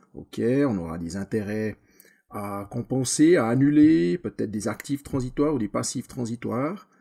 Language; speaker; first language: French; native; French